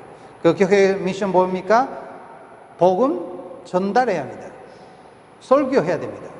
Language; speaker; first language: Korean; non-native, fluent; Spanish